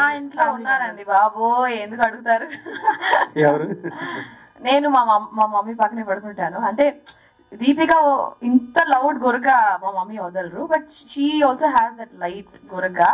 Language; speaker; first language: Telugu; early bilingual, heritage; Telugu